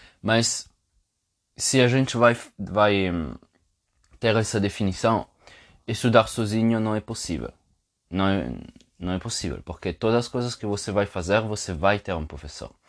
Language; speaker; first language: Portuguese; non-native, fluent; Italian